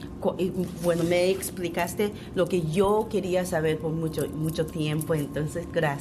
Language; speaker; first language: Spanish; non-native, fluent; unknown